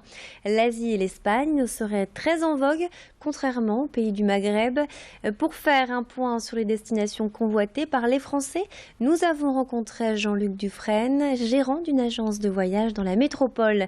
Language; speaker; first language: French; native; French